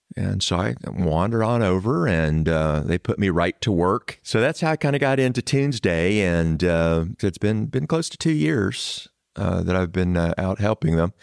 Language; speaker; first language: English; native; English